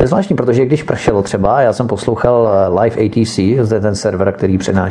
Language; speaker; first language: Czech; native; Czech